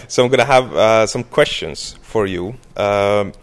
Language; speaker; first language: English; early bilingual, other home language; Icelandic